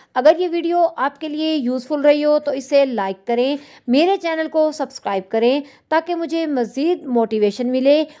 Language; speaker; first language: Urdu; native; Urdu